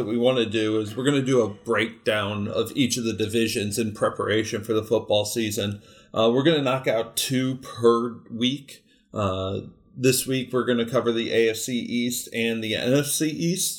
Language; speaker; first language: English; native; English